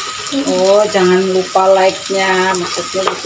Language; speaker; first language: Indonesian; native; Indonesian